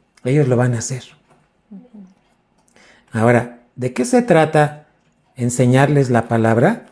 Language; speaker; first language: Spanish; native; Spanish